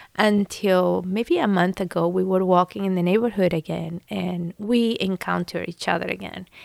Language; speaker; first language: English; non-native, fluent; Spanish